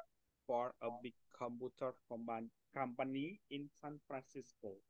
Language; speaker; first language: English; non-native, learner; Indonesian